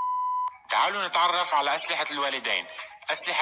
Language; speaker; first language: Arabic; native; Arabic